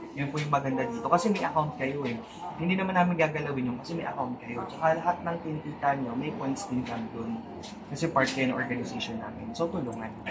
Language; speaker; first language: Filipino; native; Filipino